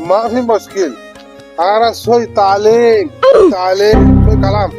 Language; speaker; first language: Arabic; non-native, learner; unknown